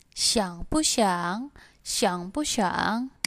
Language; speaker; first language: Chinese; non-native, fluent; Indonesian